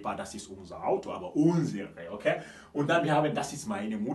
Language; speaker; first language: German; non-native, fluent; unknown